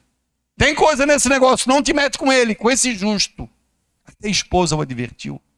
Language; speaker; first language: Portuguese; native; Portuguese